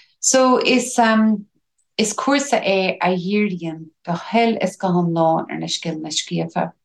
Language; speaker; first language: Irish; native; Irish